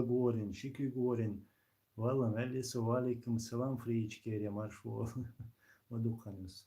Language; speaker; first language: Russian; non-native, local second language; Chechen